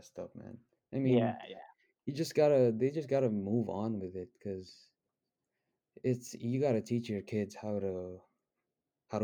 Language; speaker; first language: English; non-native, local second language; Filipino